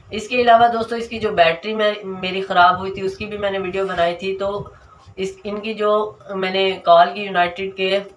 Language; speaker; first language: Urdu; native; Urdu